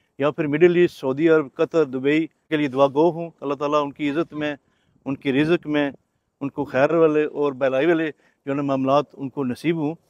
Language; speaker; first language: Urdu; non-native, local second language; Pahari-Potwari